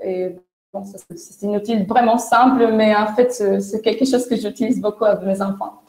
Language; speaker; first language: French; non-native, fluent; Spanish